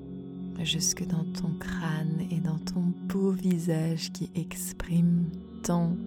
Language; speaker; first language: French; native; French